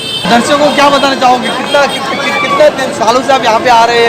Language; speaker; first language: Hindi; native; Hindi